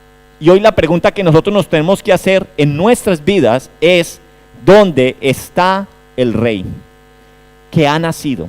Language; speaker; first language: Spanish; native; Spanish